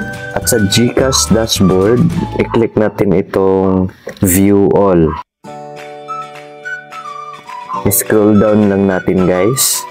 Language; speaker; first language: Filipino; native; Filipino